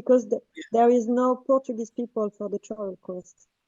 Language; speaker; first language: English; non-native, fluent; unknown